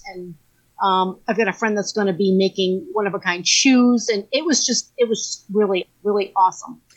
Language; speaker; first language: English; native; English